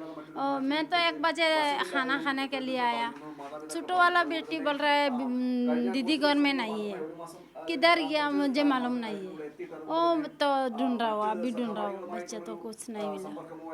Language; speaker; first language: Hindi; non-native, local second language; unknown